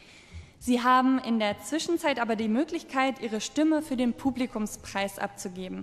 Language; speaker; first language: German; native; German